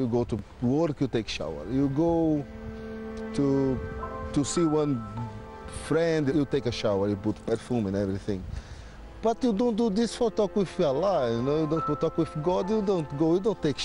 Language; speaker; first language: English; non-native, learner; Portuguese